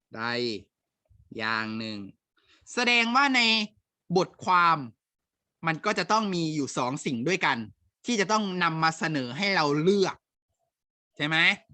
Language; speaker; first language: Thai; native; Thai